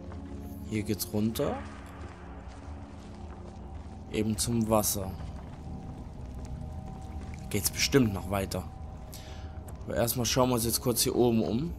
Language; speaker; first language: German; native; German